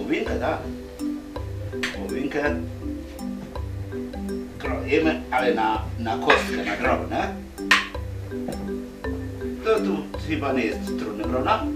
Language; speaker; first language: Polish; non-native, fluent; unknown